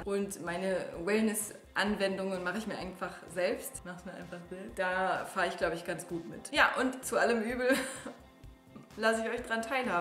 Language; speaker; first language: German; native; German